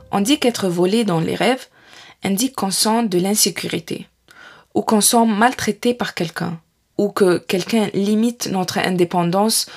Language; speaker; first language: French; non-native, fluent; Arabic